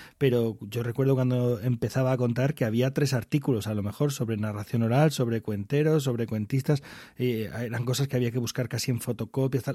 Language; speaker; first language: Spanish; native; Spanish